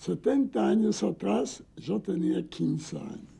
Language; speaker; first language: Spanish; non-native, learner; Yiddish